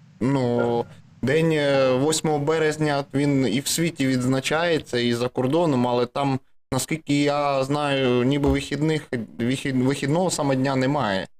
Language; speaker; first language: Ukrainian; native; Ukrainian